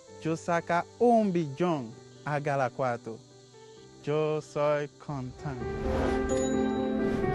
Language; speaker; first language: Spanish; non-native, learner; Haitian Creole